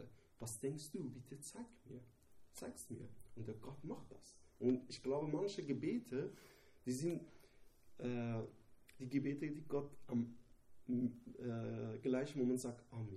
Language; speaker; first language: German; non-native, learner; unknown